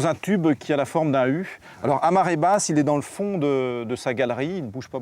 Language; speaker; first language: French; native; French